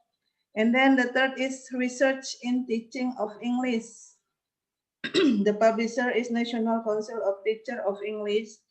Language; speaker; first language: English; non-native, learner; Indonesian